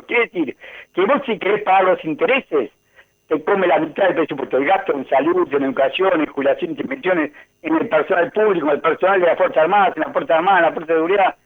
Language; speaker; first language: Spanish; native; Spanish